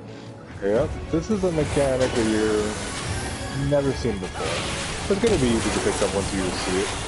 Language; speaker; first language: English; native; English